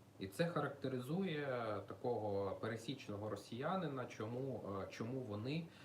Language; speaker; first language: Ukrainian; non-native, local second language; Russian